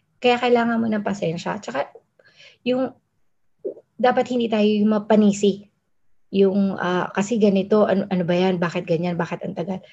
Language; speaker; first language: Filipino; native; Filipino